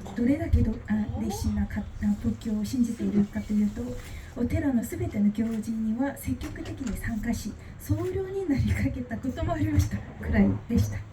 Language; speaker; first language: Japanese; non-native, fluent; Korean